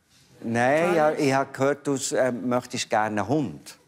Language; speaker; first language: German; native; German